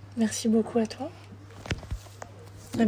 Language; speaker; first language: French; native; French